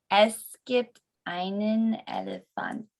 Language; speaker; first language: German; non-native, learner; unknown